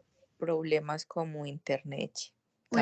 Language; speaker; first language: Portuguese; non-native, learner; Spanish